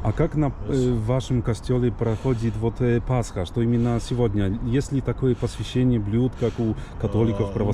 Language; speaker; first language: Russian; non-native, fluent; Polish